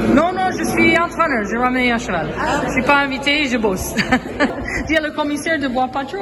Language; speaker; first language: French; non-native, fluent; English